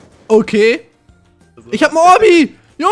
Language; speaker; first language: German; native; German